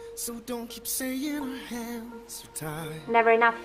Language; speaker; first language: English; non-native, fluent; Swedish